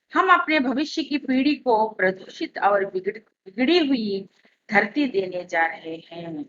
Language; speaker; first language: Hindi; non-native, local second language; Telugu